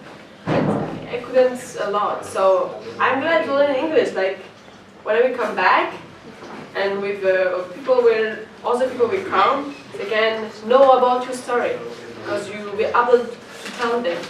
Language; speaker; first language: English; non-native, fluent; French